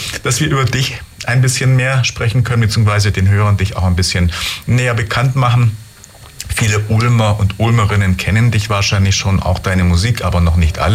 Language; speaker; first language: German; native; German